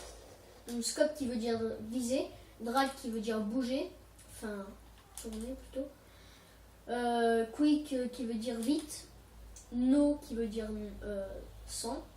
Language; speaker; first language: French; native; French